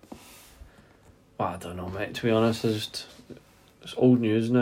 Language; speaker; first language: English; native; English